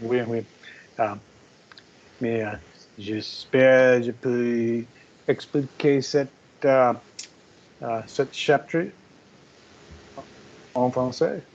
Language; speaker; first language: French; non-native, learner; English